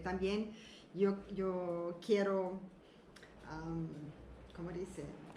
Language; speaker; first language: Spanish; non-native, learner; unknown